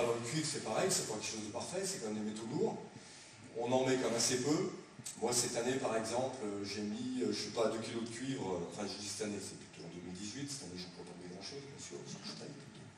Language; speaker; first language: French; native; French